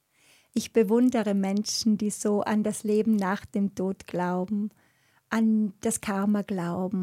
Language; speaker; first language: German; native; German